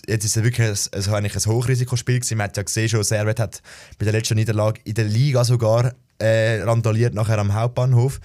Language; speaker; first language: German; native; German